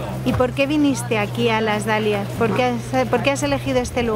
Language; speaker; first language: Spanish; native; Spanish